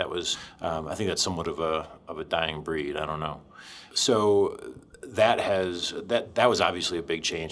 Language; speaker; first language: English; native; English